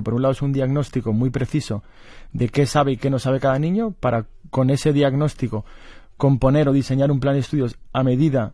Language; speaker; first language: Spanish; native; Spanish